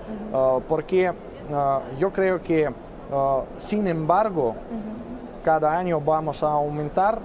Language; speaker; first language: Spanish; non-native, fluent; Russian